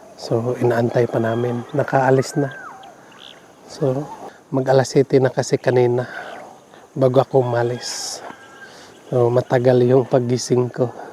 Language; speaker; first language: Filipino; non-native, local second language; Cebuano